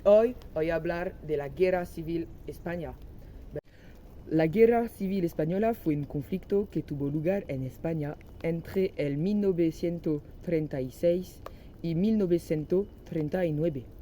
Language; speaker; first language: Spanish; non-native, learner; French